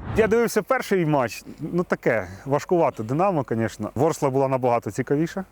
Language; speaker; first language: Ukrainian; native; Ukrainian